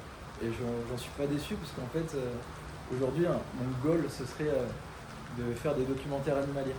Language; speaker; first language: French; native; French